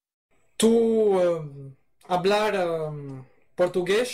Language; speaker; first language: Spanish; non-native, learner; French